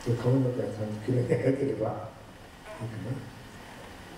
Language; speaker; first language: Japanese; native; Japanese